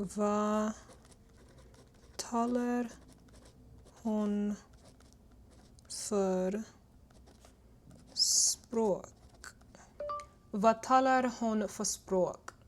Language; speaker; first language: Swedish; non-native, learner; English